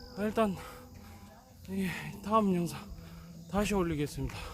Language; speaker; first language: Korean; native; Korean